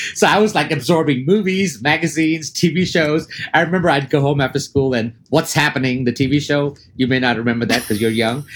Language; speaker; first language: English; early bilingual, other home language; Arabic